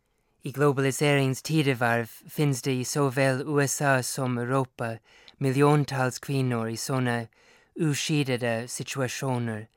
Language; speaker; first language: Swedish; non-native, fluent; English